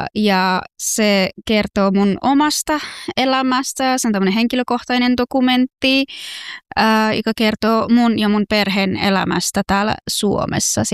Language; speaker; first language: Finnish; non-native, fluent; Persian